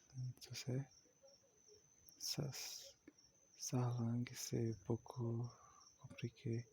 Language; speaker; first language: French; non-native, learner; Portuguese